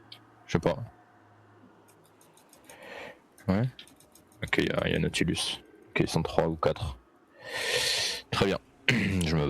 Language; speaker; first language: French; native; French